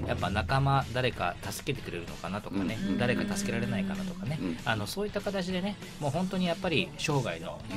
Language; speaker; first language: Japanese; native; Japanese